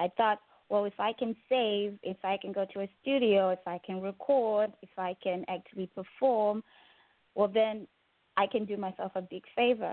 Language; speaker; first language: English; non-native, local second language; Shona